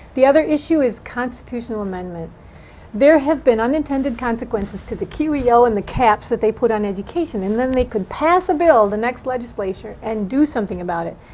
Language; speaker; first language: English; native; English